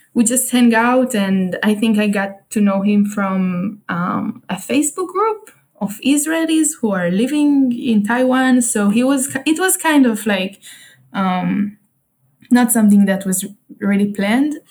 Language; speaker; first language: English; non-native, fluent; Hebrew